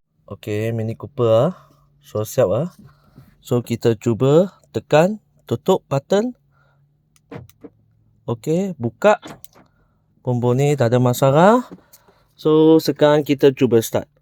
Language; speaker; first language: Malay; non-native, local second language; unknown